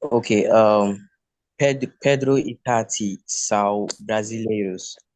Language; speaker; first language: Portuguese; non-native, learner; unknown